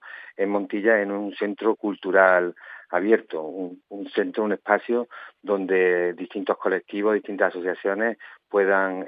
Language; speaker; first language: Spanish; native; Spanish